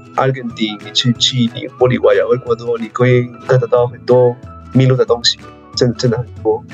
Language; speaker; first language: Chinese; non-native, fluent; Spanish